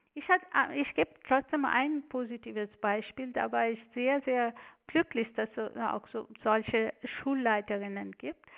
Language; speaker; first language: German; non-native, fluent; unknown